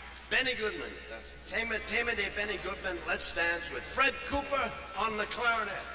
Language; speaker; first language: English; native; English